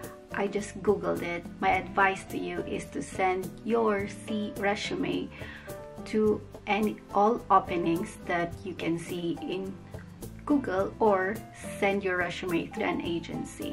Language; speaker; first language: English; non-native, local second language; Filipino